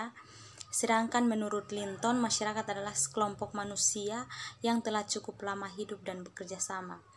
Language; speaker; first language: Indonesian; native; Indonesian